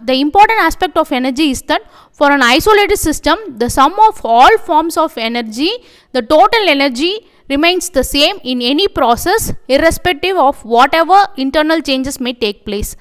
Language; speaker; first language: English; non-native, local second language; Tamil